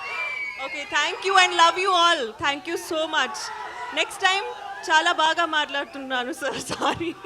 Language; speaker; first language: Telugu; non-native, learner; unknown